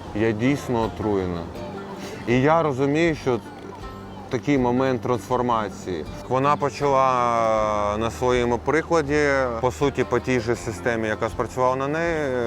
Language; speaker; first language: Ukrainian; native; Ukrainian